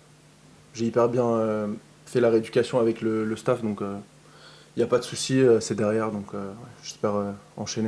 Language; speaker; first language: French; native; French